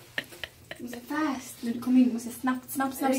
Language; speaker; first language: Swedish; early bilingual, other home language; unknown